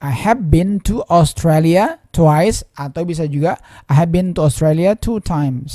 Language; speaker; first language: English; non-native, fluent; Indonesian